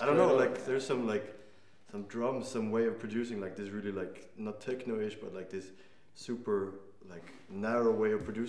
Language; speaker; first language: English; non-native, fluent; Danish